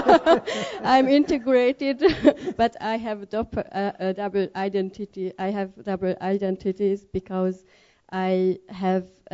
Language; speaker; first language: English; non-native, learner; Hungarian